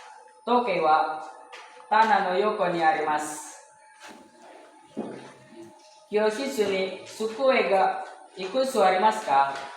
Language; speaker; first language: Japanese; non-native, learner; Indonesian